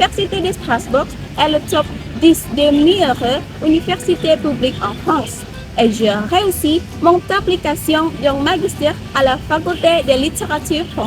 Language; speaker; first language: French; non-native, learner; Indonesian